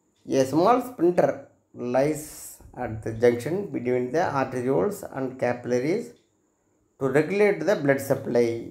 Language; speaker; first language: English; non-native, local second language; Tamil